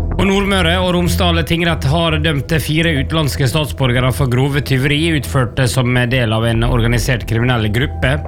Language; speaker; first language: Norwegian; native; Norwegian